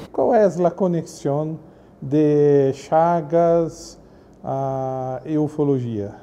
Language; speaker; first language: Spanish; non-native, learner; Portuguese